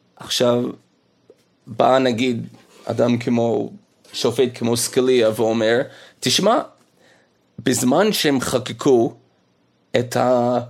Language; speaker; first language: Hebrew; native; Hebrew